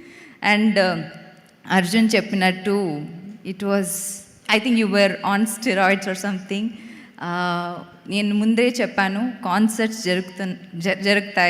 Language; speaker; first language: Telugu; non-native, fluent; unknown